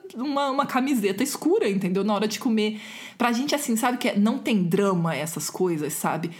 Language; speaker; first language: Portuguese; non-native, fluent; German